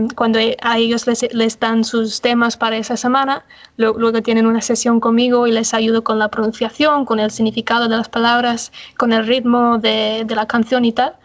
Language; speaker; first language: Spanish; non-native, fluent; English